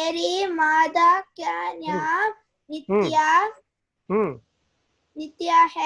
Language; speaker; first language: Hindi; non-native, learner; Tamil